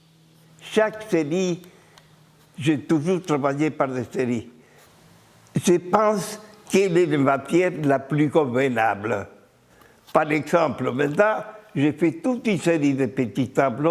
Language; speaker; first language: French; non-native, fluent; Spanish